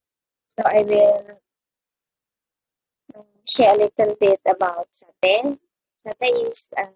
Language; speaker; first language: English; non-native, local second language; Malay